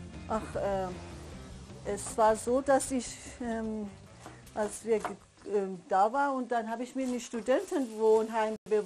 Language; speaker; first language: German; non-native, learner; Persian